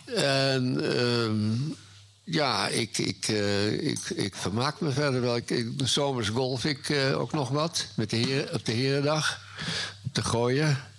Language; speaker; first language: Dutch; native; Dutch